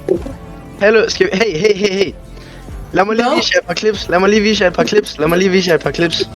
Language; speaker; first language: Danish; native; Danish